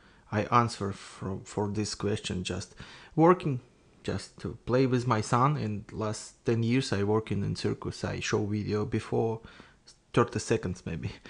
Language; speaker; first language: English; non-native, learner; Russian